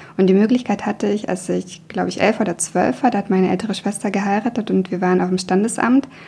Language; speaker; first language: German; early bilingual, other home language; Russian